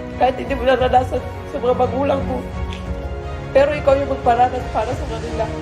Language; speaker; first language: Filipino; native; Filipino